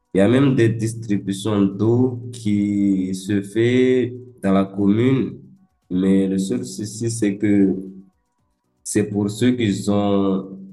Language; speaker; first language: French; early bilingual, other home language; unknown